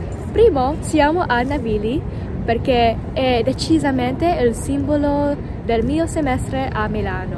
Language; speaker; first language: Italian; non-native, learner; English